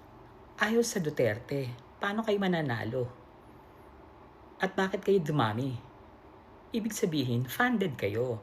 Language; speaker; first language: Filipino; native; Filipino